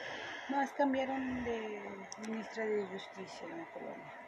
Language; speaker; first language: Portuguese; non-native, learner; Spanish